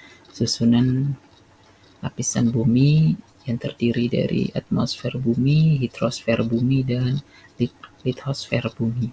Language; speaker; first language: Indonesian; native; Indonesian